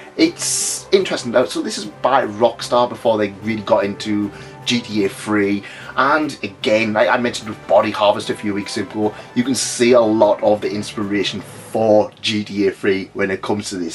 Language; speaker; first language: English; native; English